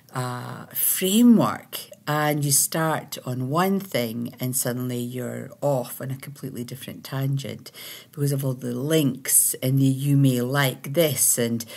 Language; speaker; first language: English; native; English